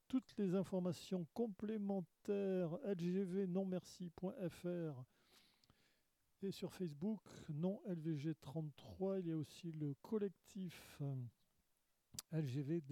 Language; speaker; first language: French; native; French